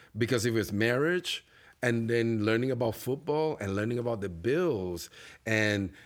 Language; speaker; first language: English; non-native, fluent; Spanish